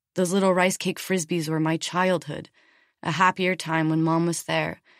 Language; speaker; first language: English; native; English